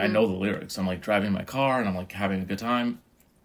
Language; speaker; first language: English; native; English